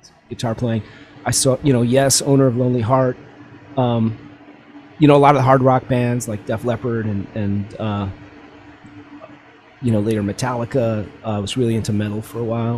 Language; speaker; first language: English; early bilingual, other home language; Russian